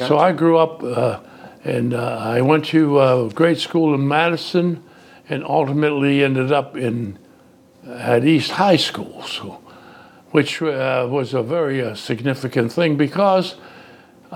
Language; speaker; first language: English; early bilingual, other home language; Italian